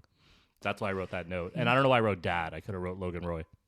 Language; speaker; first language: English; native; English